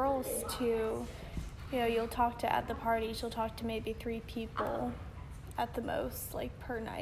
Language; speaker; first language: English; native; English